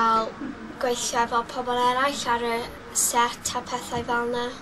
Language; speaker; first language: Welsh; non-native, local second language; English